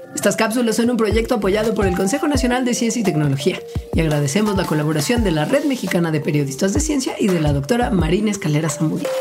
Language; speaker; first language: Spanish; native; Spanish